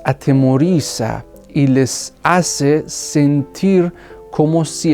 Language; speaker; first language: Spanish; non-native, fluent; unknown